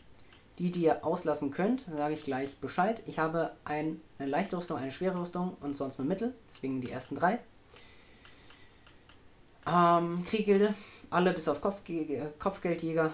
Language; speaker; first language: German; native; German